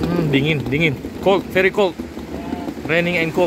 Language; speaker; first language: English; non-native, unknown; Indonesian